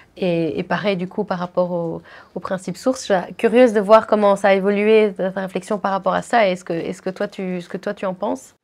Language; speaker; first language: French; native; French